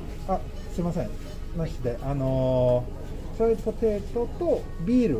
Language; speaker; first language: Japanese; non-native, fluent; Swedish